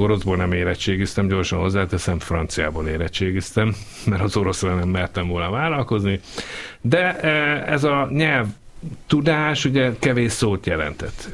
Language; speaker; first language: Hungarian; native; Hungarian